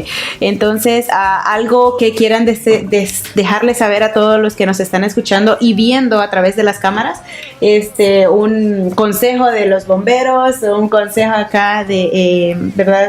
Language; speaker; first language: Spanish; native; Spanish